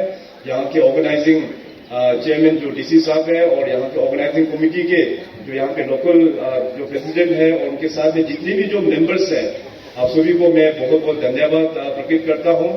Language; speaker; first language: Hindi; non-native, local second language; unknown